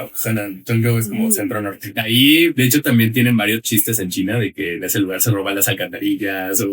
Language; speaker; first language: Spanish; native; Spanish